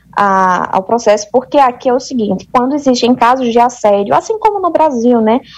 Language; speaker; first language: Portuguese; native; Portuguese